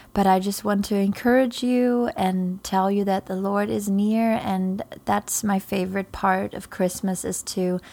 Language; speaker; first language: English; non-native, fluent; German